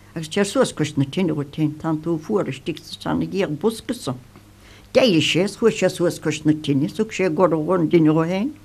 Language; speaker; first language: Irish; native; Irish